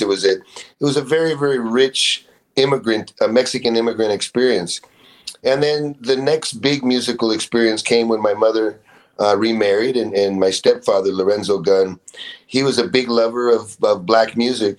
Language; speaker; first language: English; native; English